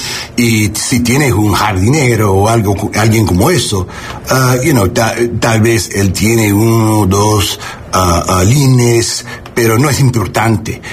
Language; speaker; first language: Spanish; non-native, learner; English